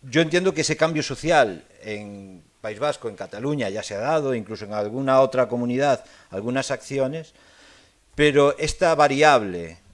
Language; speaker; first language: Spanish; non-native, local second language; Galician